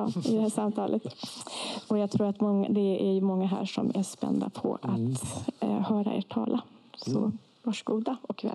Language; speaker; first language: Swedish; native; Swedish